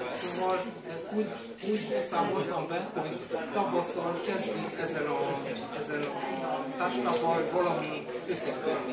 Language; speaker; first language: Hungarian; non-native, learner; German